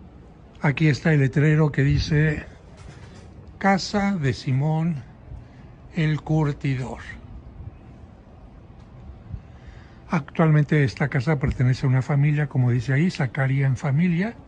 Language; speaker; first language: Spanish; native; Spanish